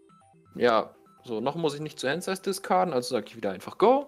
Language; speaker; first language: German; native; German